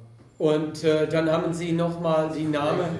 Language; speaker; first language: German; non-native, fluent; English